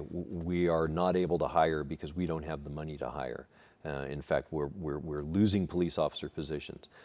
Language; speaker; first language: English; native; English